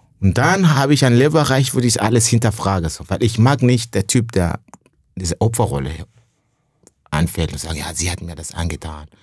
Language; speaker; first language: German; non-native, fluent; Rundi